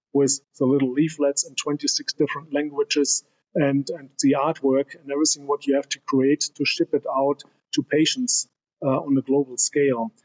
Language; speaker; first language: English; non-native, fluent; German